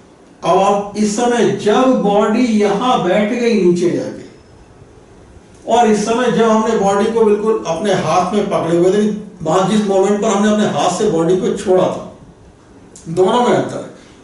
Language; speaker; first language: Hindi; native; Hindi